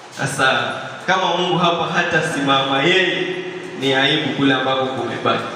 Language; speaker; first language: Swahili; non-native, local second language; Kamba